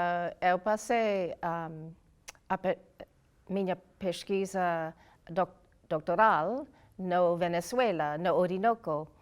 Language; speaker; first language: Portuguese; non-native, fluent; English